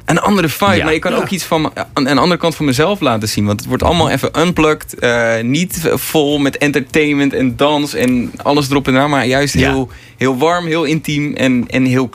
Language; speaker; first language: Dutch; native; Dutch